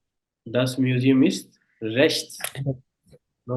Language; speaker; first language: German; non-native, fluent; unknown